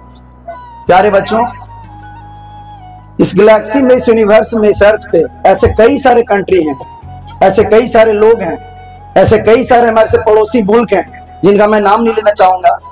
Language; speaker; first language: Hindi; native; Hindi